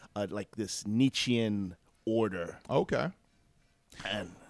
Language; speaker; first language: English; native; English